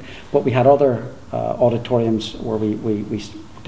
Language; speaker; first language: English; native; English